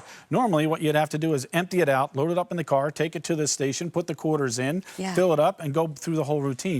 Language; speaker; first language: English; native; English